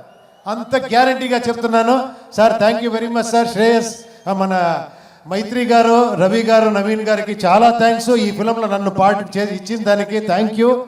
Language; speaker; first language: Telugu; non-native, local second language; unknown